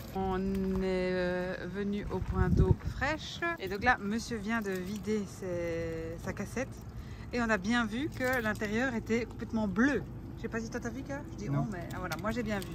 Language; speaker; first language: French; native; French